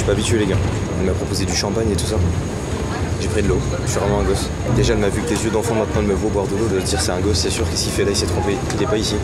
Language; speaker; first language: French; native; French